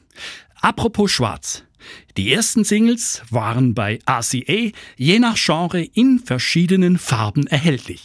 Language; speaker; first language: German; native; German